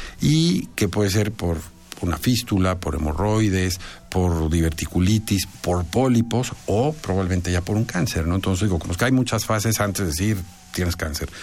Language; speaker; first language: Spanish; native; Spanish